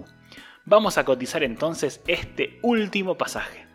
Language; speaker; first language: Spanish; native; Spanish